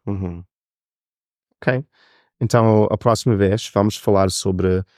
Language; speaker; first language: Portuguese; non-native, fluent; English